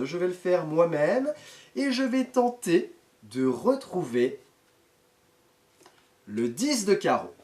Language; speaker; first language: French; native; French